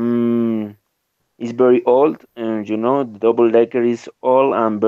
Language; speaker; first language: English; non-native, learner; Spanish